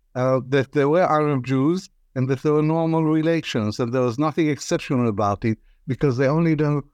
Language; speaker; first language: English; non-native, fluent; Arabic